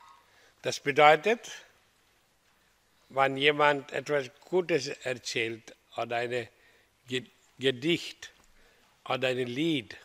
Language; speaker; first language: German; non-native, fluent; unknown